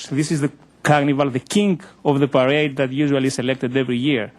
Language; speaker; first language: English; non-native, fluent; Greek